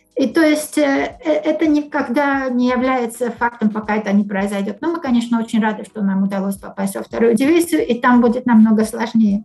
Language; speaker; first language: Russian; non-native, local second language; Georgian